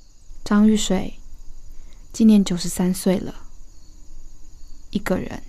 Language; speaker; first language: Chinese; native; Chinese